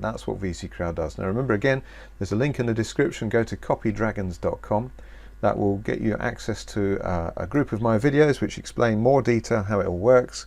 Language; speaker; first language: English; native; English